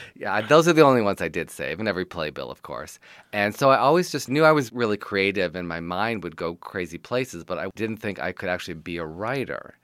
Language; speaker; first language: English; native; English